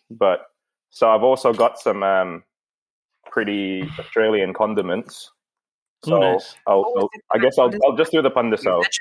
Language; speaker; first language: English; non-native, local second language; Filipino